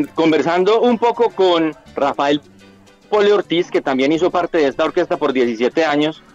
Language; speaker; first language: Spanish; native; Spanish